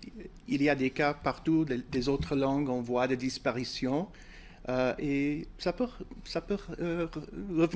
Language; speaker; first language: French; non-native, fluent; English